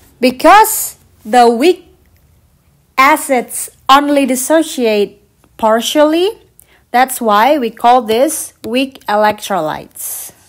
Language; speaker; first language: English; non-native, fluent; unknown